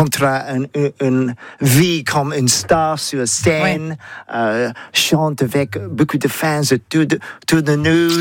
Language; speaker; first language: French; non-native, learner; English